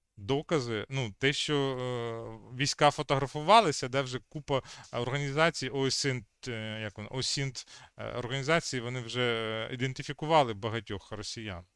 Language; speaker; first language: Ukrainian; native; Ukrainian